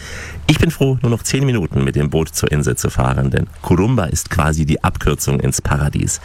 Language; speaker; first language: German; native; German